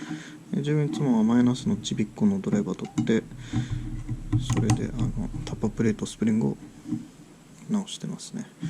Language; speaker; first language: Japanese; early bilingual, heritage; English